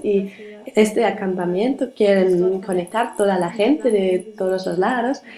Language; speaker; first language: Spanish; non-native, learner; German